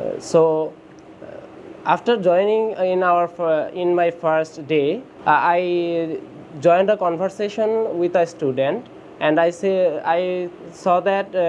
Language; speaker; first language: English; non-native, learner; Bangla